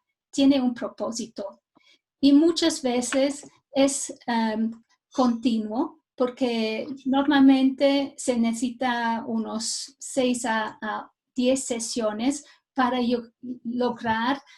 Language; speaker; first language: Spanish; non-native, fluent; English